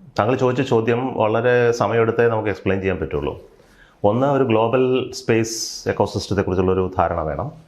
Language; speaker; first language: Malayalam; native; Malayalam